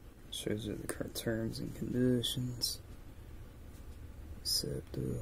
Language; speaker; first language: English; native; English